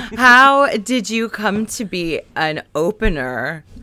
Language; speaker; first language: English; native; English